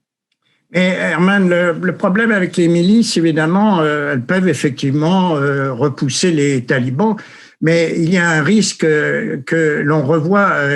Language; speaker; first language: French; native; French